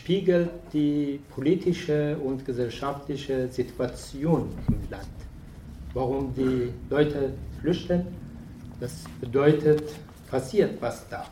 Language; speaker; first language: German; non-native, fluent; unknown